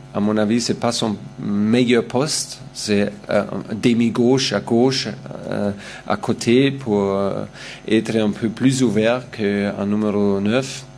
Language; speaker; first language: French; non-native, learner; German